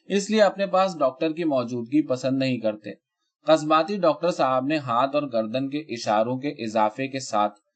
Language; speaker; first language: Urdu; native; Urdu